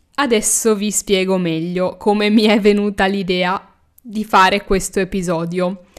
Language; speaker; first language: Italian; native; Italian